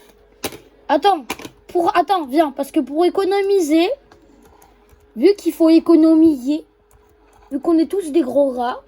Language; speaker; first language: French; native; French